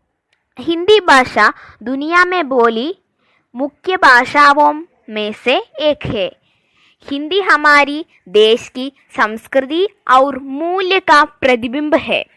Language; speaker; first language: Hindi; non-native, local second language; Malayalam